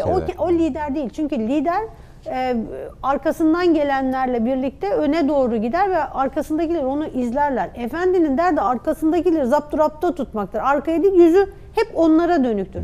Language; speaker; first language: Turkish; native; Turkish